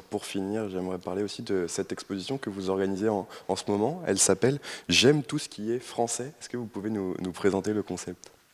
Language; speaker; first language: French; native; French